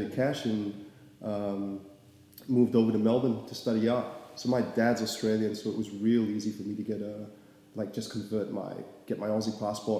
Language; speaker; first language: English; native; English